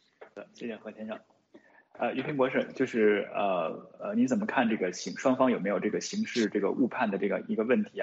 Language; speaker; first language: Chinese; native; Chinese